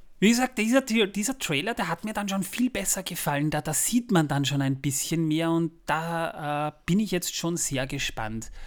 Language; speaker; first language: German; native; German